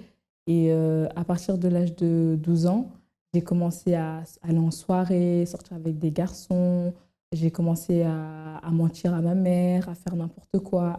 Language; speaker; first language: French; native; French